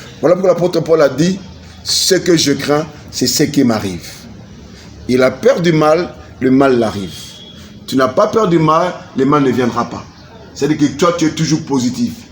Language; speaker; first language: French; non-native, local second language; Lingala